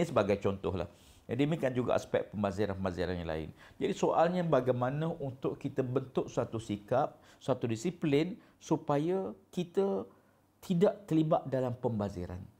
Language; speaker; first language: Malay; native; Malay